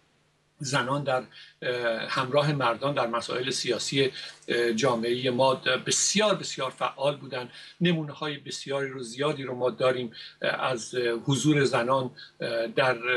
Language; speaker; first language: Persian; native; Persian